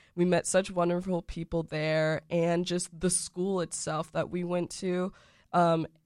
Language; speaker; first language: English; native; English